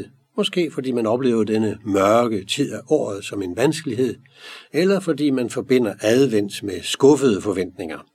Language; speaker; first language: Danish; native; Danish